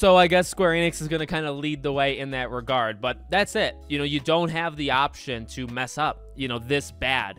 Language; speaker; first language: English; native; English